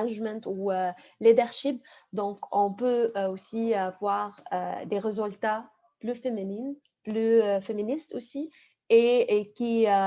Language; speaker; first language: French; non-native, fluent; Arabic